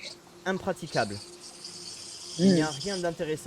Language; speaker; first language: French; native; French